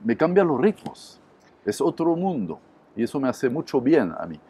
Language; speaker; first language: Spanish; non-native, fluent; French